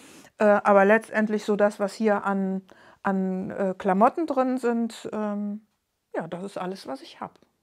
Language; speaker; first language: German; native; German